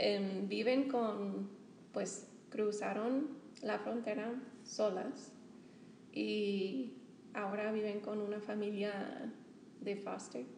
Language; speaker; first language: Spanish; non-native, fluent; English